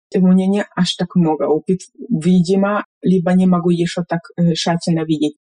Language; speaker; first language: Russian; non-native, fluent; Hungarian